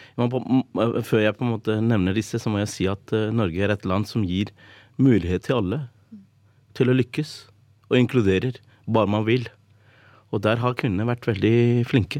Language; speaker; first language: Norwegian; early bilingual, other home language; Urdu